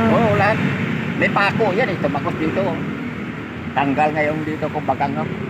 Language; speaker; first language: Filipino; non-native, local second language; Hiligaynon